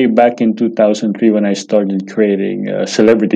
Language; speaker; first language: English; non-native, local second language; Filipino